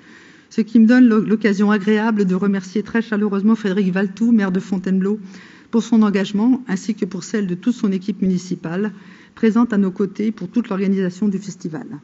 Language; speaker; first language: French; native; French